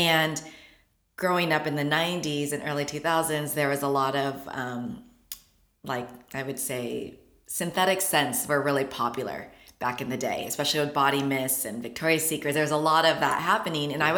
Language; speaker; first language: English; native; English